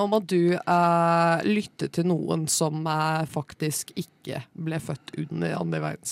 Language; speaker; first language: Norwegian; native; Norwegian